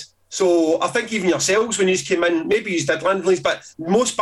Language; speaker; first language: English; native; English